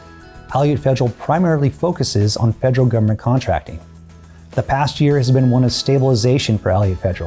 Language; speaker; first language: English; native; English